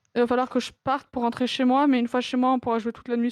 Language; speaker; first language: French; native; French